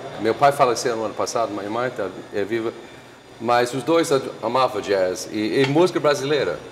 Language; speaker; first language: Portuguese; non-native, fluent; English